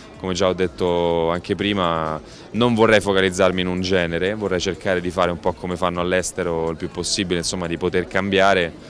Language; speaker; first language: Italian; native; Italian